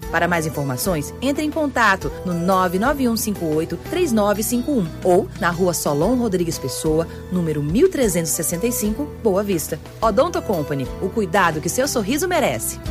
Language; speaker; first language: Portuguese; native; Portuguese